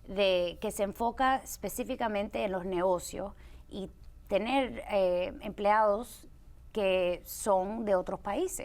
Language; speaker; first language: Spanish; early bilingual, heritage; Spanish